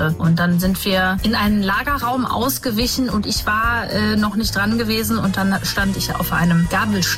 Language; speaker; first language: German; native; German